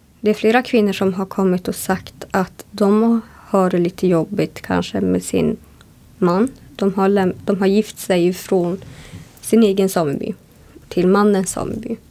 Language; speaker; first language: Swedish; native; Swedish